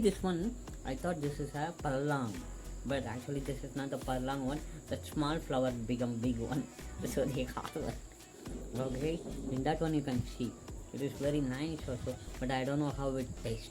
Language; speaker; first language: English; non-native, local second language; Tamil